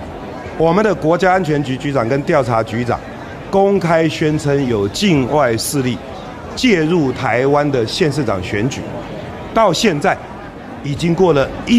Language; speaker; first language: Chinese; native; Chinese